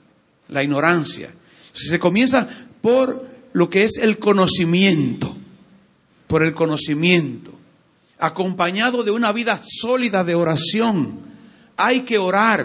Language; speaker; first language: Spanish; native; Spanish